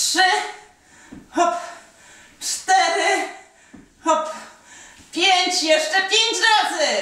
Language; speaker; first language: Polish; native; Polish